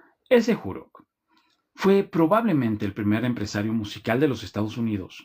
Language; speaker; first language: Spanish; native; Spanish